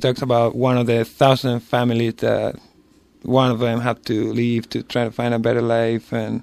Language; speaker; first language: English; non-native, fluent; Spanish